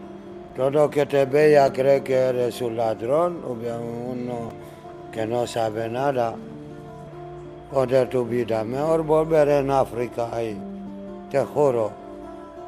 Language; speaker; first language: Spanish; non-native, learner; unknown